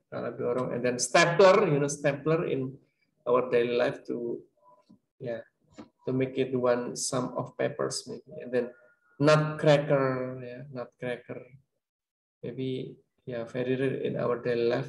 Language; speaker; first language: English; non-native, learner; Indonesian